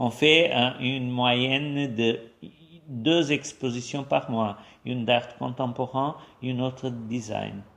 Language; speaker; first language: French; non-native, fluent; Portuguese